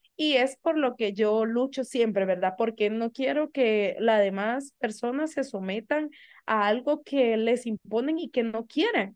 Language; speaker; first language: Spanish; native; Spanish